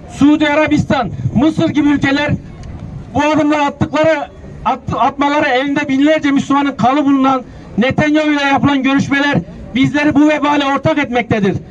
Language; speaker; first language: Turkish; native; Turkish